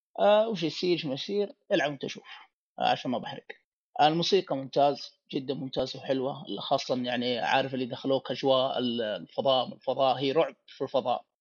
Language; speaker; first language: Arabic; native; Arabic